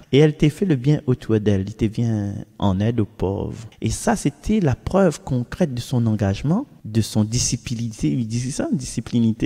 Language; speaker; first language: French; non-native, local second language; Réunion Creole French